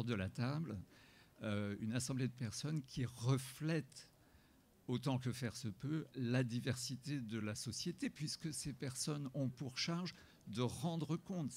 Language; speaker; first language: French; native; French